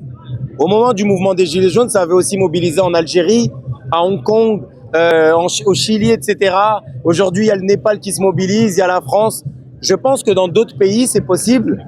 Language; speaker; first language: French; native; French